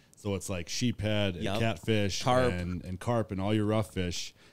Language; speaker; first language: English; native; English